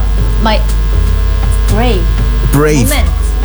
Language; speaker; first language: English; non-native, learner; Korean